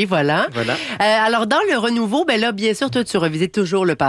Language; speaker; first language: French; native; French